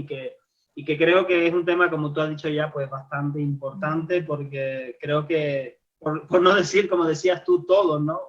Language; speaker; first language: Spanish; native; Spanish